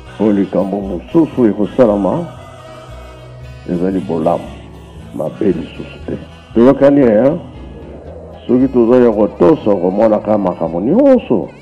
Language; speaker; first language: Lingala; non-native, local second language; Kongo